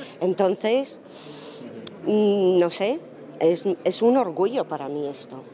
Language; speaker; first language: Spanish; non-native, fluent; Romanian